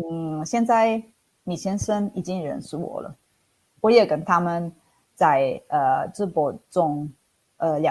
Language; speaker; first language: Chinese; non-native, fluent; Italian